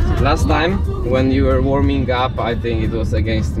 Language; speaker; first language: English; non-native, fluent; Polish